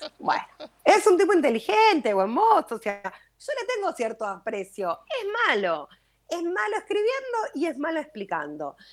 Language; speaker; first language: Spanish; native; Spanish